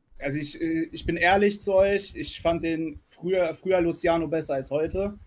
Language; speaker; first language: German; early bilingual, other home language; Turkish